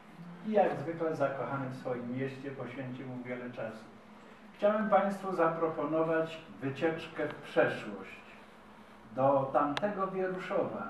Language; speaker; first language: Polish; native; Polish